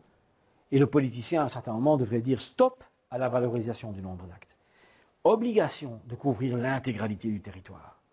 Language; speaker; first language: French; native; French